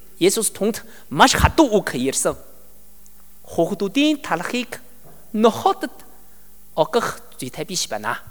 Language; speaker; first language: Mongolian; non-native, learner; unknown